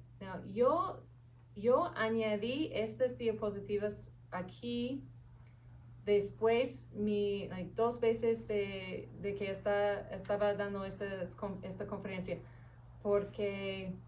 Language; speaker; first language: Spanish; non-native, fluent; English